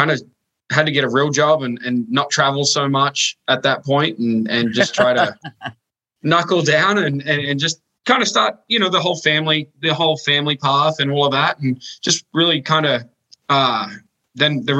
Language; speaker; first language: English; native; English